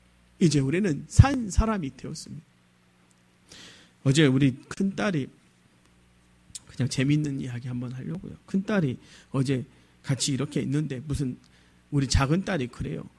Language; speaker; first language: Korean; native; Korean